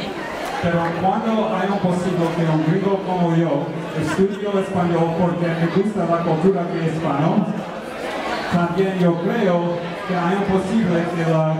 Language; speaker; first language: Spanish; non-native, learner; English